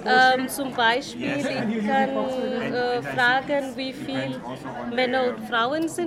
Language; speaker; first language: German; non-native, learner; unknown